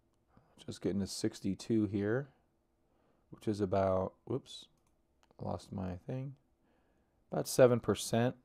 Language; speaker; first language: English; native; English